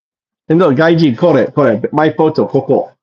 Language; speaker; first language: Japanese; non-native, learner; English